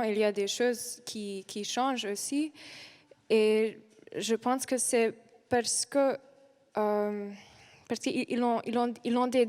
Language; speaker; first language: French; non-native, learner; English